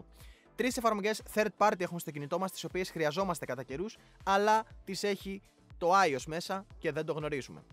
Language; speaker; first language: Greek; native; Greek